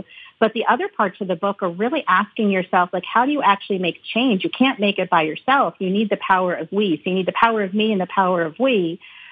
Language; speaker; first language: English; native; English